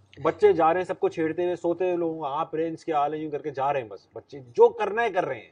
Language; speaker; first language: Urdu; native; Urdu